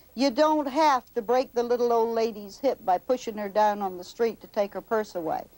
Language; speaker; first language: English; native; English